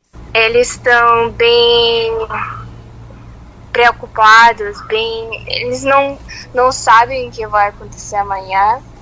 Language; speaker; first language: Portuguese; non-native, fluent; Russian